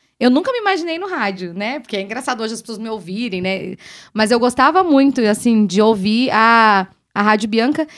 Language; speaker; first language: Portuguese; native; Portuguese